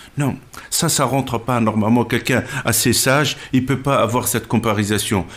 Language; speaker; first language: French; non-native, local second language; Arabic